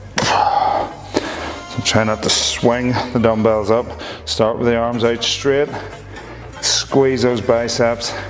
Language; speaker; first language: English; native; English